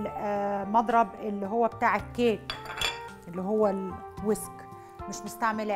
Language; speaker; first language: Arabic; native; Arabic